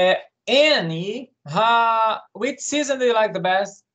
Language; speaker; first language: English; non-native, fluent; Portuguese